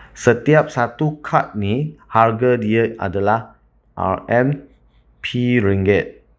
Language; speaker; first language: Malay; non-native, local second language; Chinese